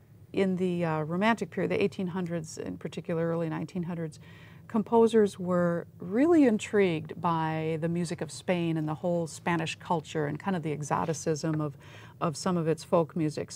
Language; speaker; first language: English; native; English